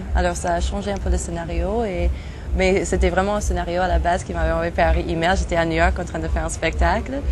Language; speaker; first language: French; non-native, fluent; English